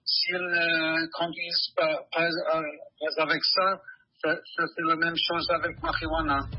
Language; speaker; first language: French; non-native, learner; English